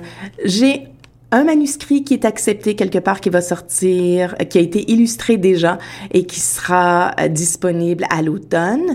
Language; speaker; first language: French; native; French